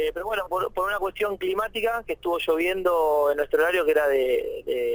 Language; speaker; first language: Spanish; native; Spanish